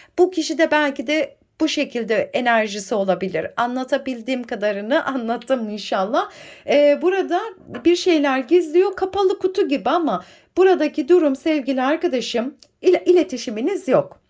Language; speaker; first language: Turkish; native; Turkish